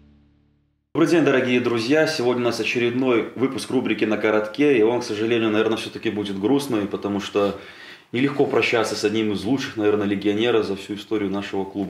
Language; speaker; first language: Russian; native; Russian